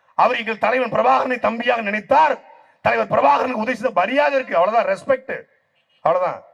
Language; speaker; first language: Tamil; native; Tamil